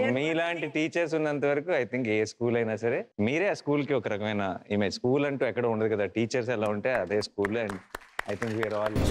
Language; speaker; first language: Telugu; native; Telugu